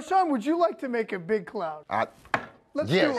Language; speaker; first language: English; native; English